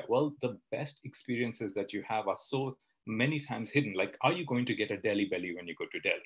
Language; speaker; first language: English; non-native, local second language; Hindi